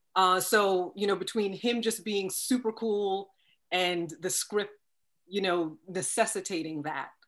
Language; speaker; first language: English; native; English